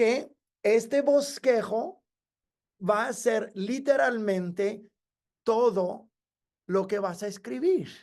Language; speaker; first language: Spanish; non-native, fluent; English